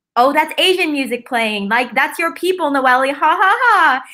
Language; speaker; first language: English; native; English